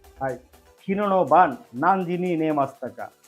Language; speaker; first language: Japanese; non-native, fluent; Bangla